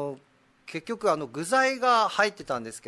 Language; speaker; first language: Japanese; native; Japanese